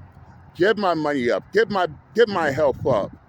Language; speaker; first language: English; native; English